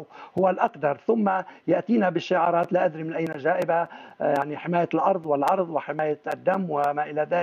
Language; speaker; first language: Arabic; native; Arabic